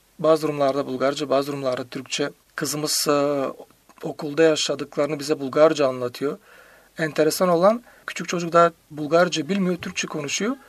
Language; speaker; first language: Turkish; native; Turkish